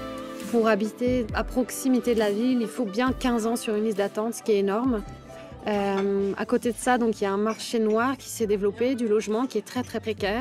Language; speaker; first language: French; native; French